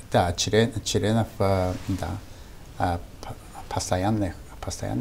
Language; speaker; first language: Russian; non-native, fluent; Japanese